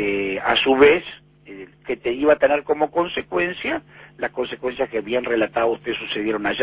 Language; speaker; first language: Spanish; native; Spanish